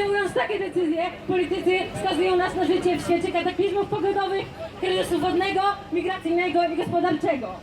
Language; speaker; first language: Polish; native; Polish